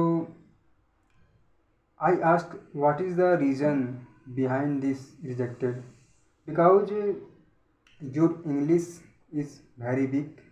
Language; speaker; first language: English; non-native, learner; Hindi